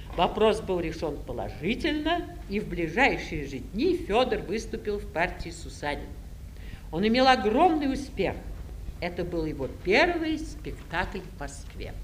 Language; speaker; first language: Russian; native; Russian